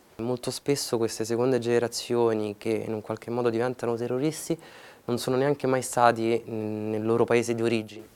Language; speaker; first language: Italian; early bilingual, other home language; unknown